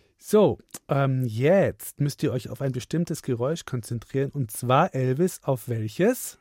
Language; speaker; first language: German; native; German